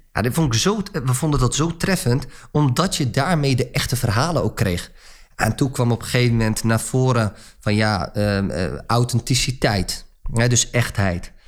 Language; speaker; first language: Dutch; early bilingual, other home language; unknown